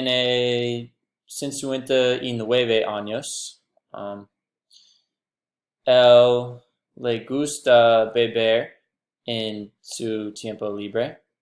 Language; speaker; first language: Spanish; non-native, learner; English